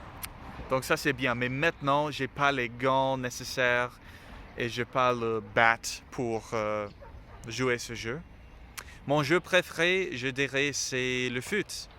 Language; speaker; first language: French; non-native, learner; English